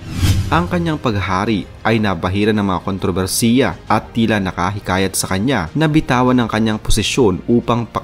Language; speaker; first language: Filipino; native; Filipino